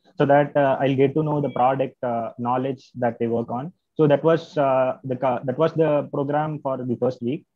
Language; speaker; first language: English; non-native, local second language; Tamil